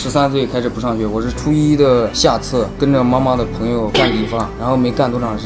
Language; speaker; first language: Chinese; native; Chinese